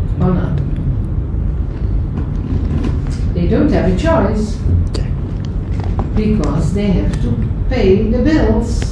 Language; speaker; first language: English; non-native, fluent; Dutch